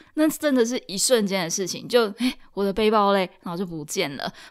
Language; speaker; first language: Chinese; native; Chinese